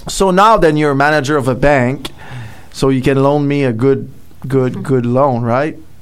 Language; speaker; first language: English; non-native, fluent; French